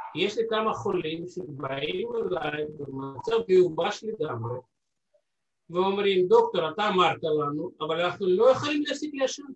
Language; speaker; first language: Hebrew; non-native, fluent; Russian